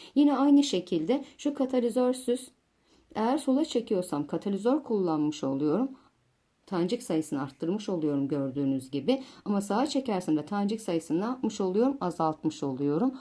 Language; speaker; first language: Turkish; native; Turkish